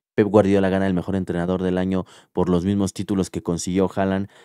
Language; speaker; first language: Spanish; native; Spanish